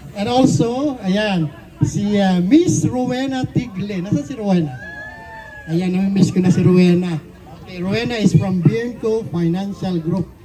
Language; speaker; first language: Filipino; non-native, local second language; Bikol